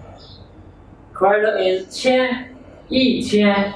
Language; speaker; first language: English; non-native, learner; Chinese